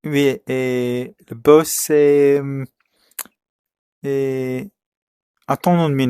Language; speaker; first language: French; non-native, learner; English